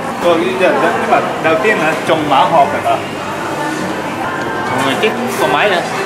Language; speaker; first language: Vietnamese; non-native, learner; Japanese